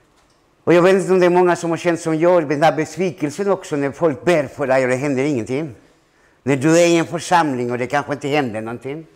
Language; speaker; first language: Swedish; non-native, fluent; Spanish